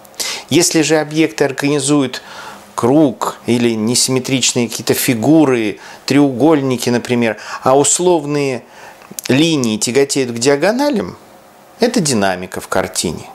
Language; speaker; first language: Russian; native; Russian